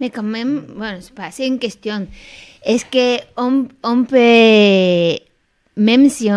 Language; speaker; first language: French; non-native, fluent; Spanish